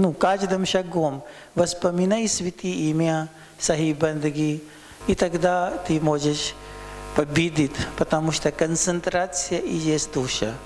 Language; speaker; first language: Russian; non-native, learner; Hindi